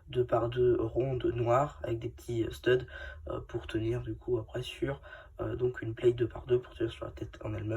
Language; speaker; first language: French; native; French